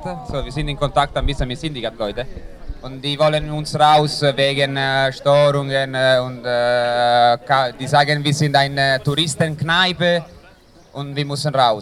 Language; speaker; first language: German; non-native, learner; Italian